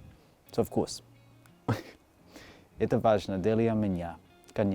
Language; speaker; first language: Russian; non-native, learner; English